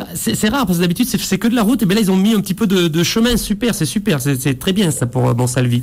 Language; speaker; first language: French; native; French